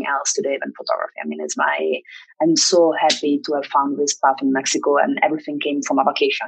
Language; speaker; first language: English; non-native, fluent; Italian